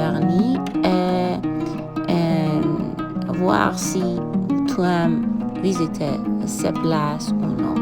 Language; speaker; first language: French; non-native, learner; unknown